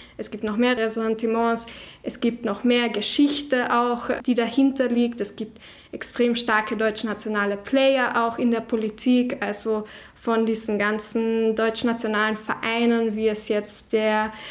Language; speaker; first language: German; non-native, local second language; Slovenian